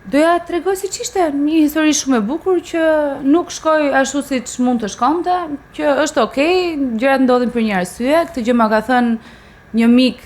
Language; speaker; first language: Albanian; native; Albanian